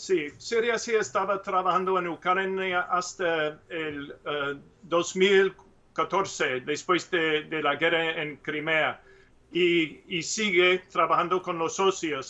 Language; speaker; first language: Spanish; non-native, learner; English